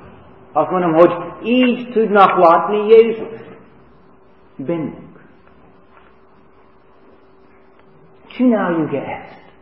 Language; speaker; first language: Hungarian; non-native, fluent; English